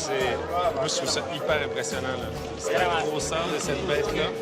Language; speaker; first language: French; native; French